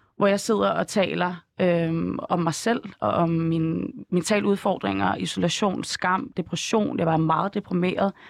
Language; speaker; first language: Danish; native; Danish